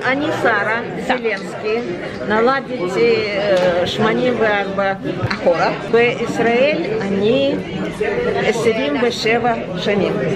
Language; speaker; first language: Hebrew; non-native, learner; Russian